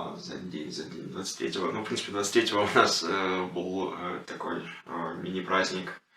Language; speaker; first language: Russian; non-native, local second language; Ukrainian